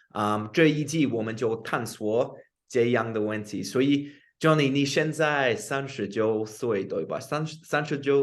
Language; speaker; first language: Chinese; non-native, fluent; English